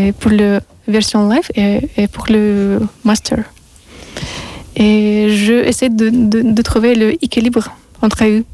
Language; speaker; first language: French; non-native, learner; Russian